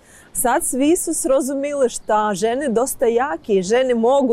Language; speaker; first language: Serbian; non-native, learner; Ukrainian